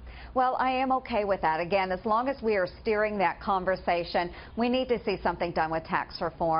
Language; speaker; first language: English; native; English